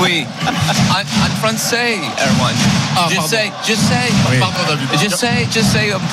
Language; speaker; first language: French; non-native, learner; English